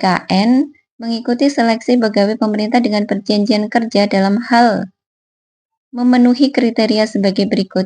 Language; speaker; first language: Indonesian; native; Indonesian